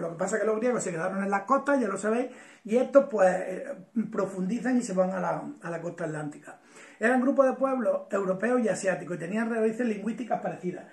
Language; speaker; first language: Spanish; native; Spanish